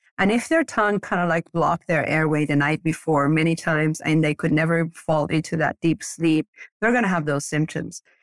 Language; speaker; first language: English; early bilingual, other home language; Persian